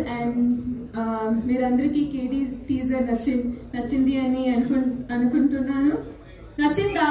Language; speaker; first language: Telugu; non-native, learner; Kannada